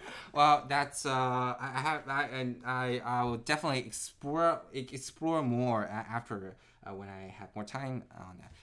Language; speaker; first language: English; non-native, fluent; Chinese